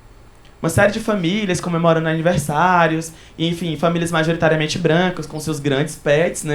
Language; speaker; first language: Portuguese; native; Portuguese